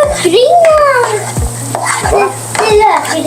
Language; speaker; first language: Swedish; early bilingual, other home language; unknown